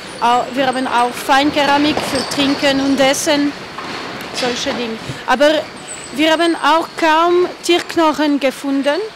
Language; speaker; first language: German; non-native, fluent; French